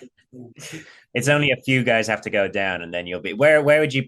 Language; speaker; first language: English; native; English